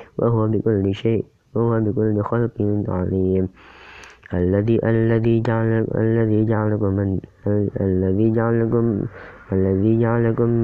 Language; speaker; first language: Arabic; non-native, learner; Indonesian